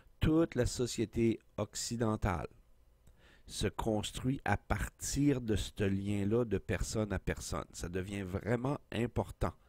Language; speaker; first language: French; native; French